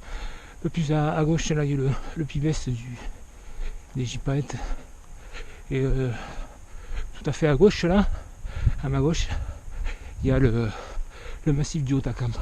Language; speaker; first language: French; native; French